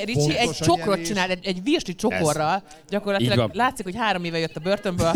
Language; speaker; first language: Hungarian; native; Hungarian